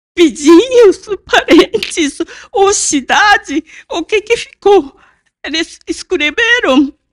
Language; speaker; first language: Portuguese; non-native, learner; Japanese